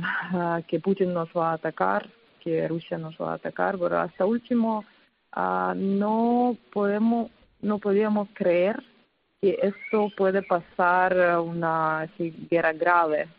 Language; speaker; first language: Spanish; non-native, fluent; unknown